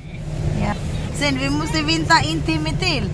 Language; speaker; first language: Swedish; non-native, learner; Filipino